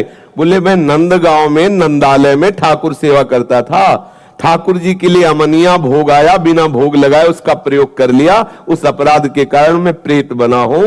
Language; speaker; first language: Hindi; native; Hindi